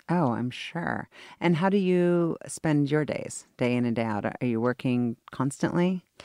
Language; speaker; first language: English; native; English